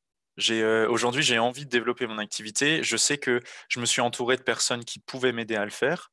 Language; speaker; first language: French; native; French